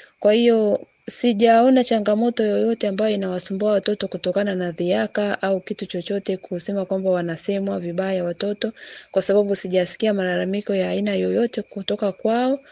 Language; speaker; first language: Swahili; native; Swahili